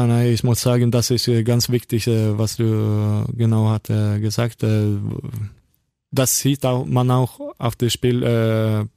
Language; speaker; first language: German; non-native, learner; Norwegian